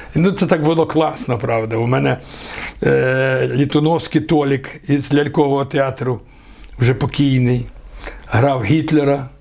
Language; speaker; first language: Ukrainian; native; Ukrainian